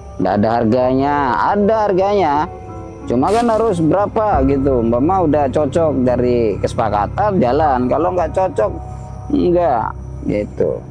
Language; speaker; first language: Indonesian; non-native, local second language; Sasak